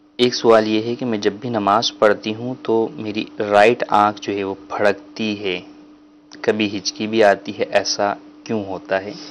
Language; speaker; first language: Urdu; native; Urdu